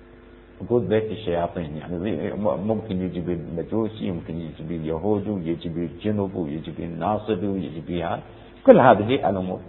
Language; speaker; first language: Arabic; native; Arabic